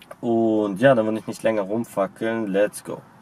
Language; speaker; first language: German; native; German